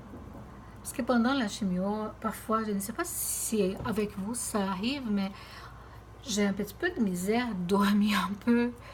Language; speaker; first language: French; non-native, fluent; Portuguese